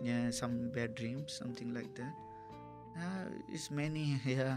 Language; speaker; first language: English; non-native, local second language; Tamil